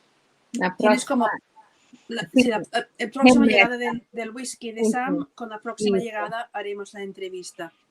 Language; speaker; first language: Spanish; non-native, fluent; English